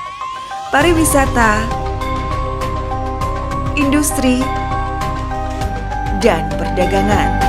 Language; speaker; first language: Indonesian; native; Indonesian